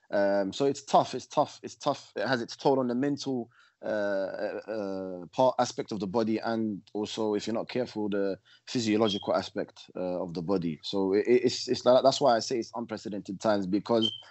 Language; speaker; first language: English; native; English